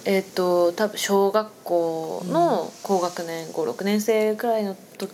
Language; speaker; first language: Japanese; native; Japanese